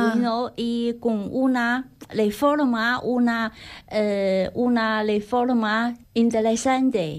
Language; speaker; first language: Spanish; non-native, learner; Chinese